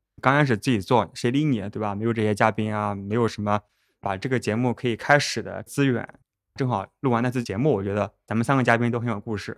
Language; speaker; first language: Chinese; native; Chinese